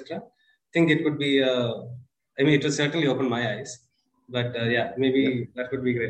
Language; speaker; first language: English; non-native, local second language; Malayalam